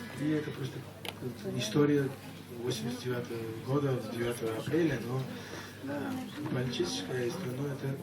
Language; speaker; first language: Russian; non-native, fluent; Georgian